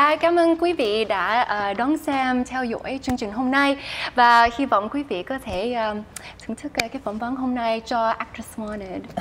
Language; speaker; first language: Vietnamese; early bilingual, heritage; Vietnamese